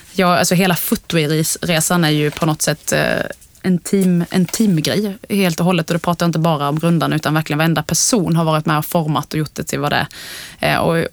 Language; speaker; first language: Swedish; native; Swedish